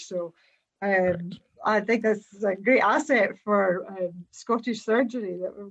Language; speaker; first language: English; native; English